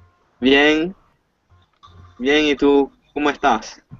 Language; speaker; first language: Spanish; non-native, learner; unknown